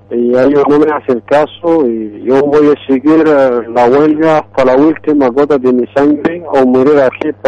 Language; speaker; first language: Spanish; non-native, fluent; Arabic